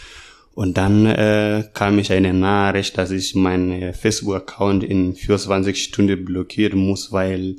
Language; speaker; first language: German; non-native, learner; Masai